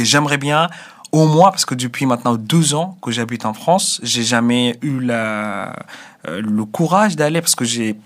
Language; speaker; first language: French; non-native, fluent; Arabic